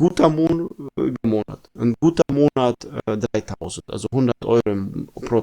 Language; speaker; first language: German; non-native, fluent; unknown